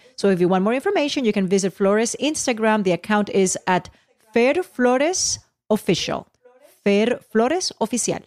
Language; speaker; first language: English; non-native, local second language; Spanish